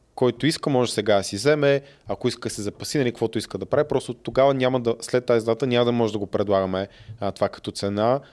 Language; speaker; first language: Bulgarian; native; Bulgarian